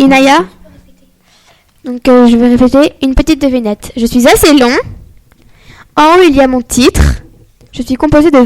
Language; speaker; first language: French; native; French